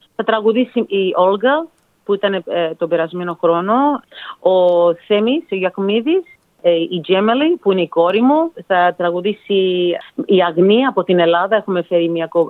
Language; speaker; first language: Greek; early bilingual, heritage; Greek